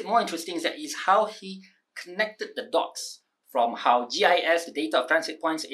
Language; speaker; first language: English; non-native, local second language; Malay